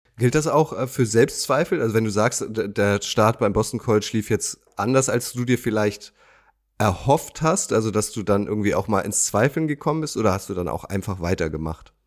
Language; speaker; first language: German; native; German